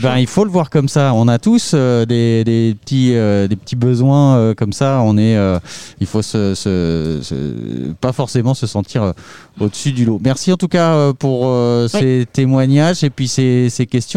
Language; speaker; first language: French; native; French